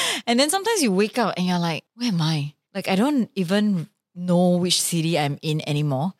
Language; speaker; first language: English; native; English